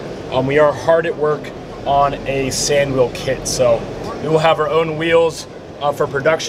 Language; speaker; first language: English; native; English